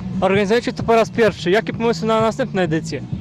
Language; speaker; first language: Polish; native; Polish